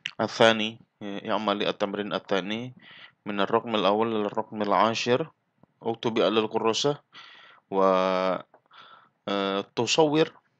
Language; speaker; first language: Arabic; non-native, fluent; Malay